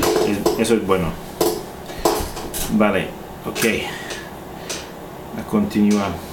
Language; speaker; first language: Spanish; non-native, fluent; English